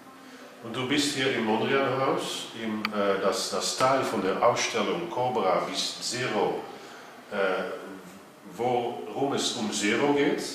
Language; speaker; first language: German; non-native, fluent; Dutch